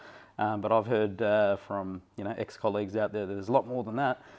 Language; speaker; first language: English; native; English